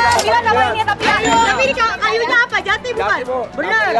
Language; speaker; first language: Indonesian; native; Indonesian